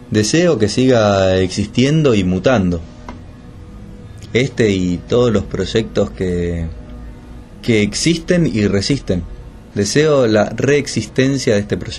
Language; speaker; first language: Spanish; native; Spanish